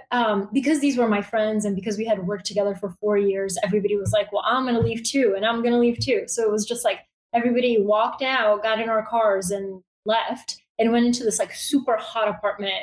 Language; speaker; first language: English; early bilingual, other home language; Bulgarian